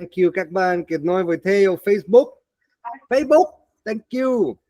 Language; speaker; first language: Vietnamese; non-native, fluent; Spanish